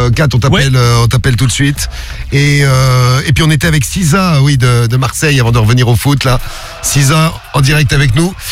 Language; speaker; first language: French; native; French